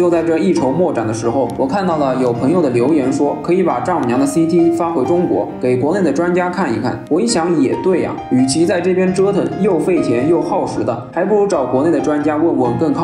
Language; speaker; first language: Chinese; native; Chinese